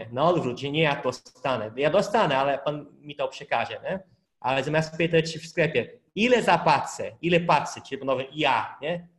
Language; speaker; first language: Polish; non-native, fluent; Portuguese